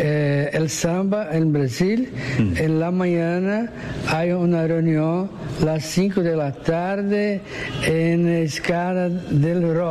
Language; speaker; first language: Spanish; non-native, learner; Portuguese